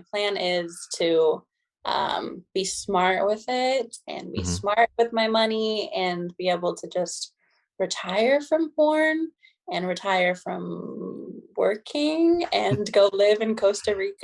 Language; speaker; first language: English; native; English